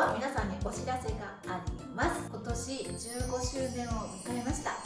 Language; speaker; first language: Japanese; native; Japanese